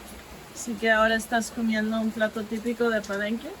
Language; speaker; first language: Spanish; non-native, learner; English